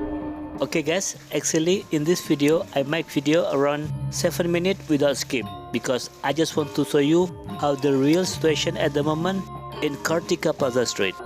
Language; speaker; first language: English; non-native, local second language; Indonesian